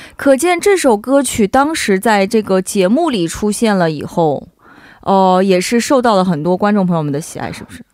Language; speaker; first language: Chinese; native; Chinese